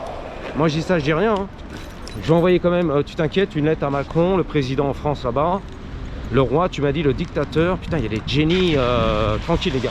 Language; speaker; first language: French; native; French